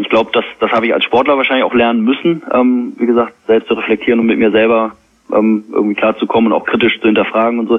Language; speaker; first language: German; native; German